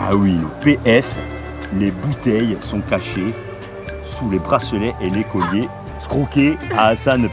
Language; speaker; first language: French; native; French